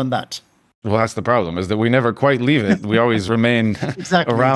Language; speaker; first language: English; native; English